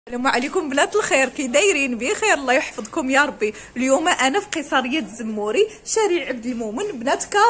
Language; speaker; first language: Arabic; native; Arabic